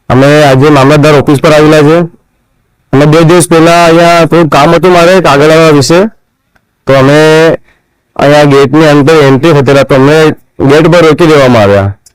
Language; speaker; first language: Gujarati; non-native, local second language; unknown